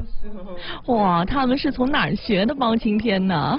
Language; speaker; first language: Chinese; native; Chinese